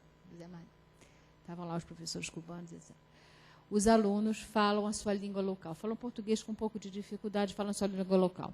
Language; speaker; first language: Portuguese; native; Portuguese